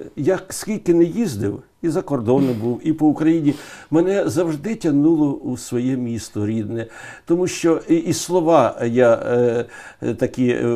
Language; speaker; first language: Ukrainian; native; Ukrainian